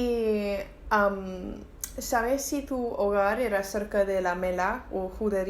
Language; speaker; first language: Spanish; non-native, learner; English